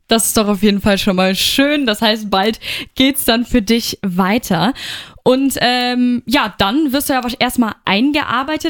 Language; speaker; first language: German; native; German